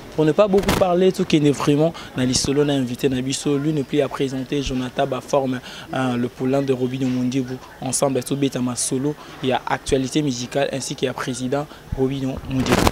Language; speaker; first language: French; non-native, local second language; Lingala